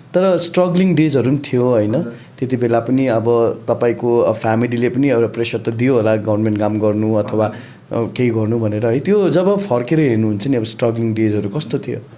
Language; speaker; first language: Nepali; native; Nepali